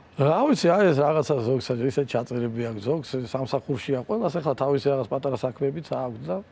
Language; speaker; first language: Georgian; native; Georgian